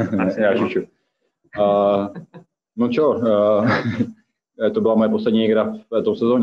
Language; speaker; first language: Russian; non-native, fluent; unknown